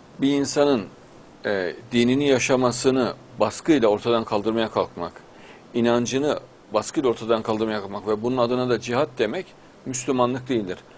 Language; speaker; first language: Turkish; native; Turkish